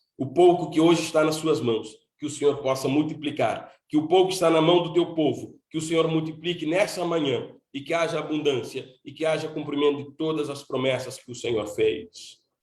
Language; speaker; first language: Portuguese; non-native, local second language; Kabuverdianu